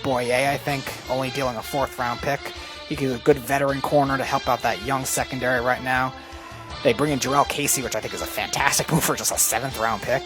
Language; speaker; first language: English; native; English